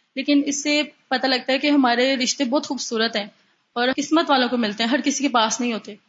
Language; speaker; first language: Urdu; native; Urdu